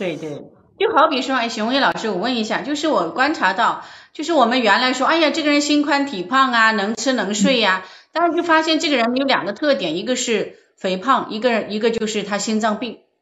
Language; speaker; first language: Chinese; native; Chinese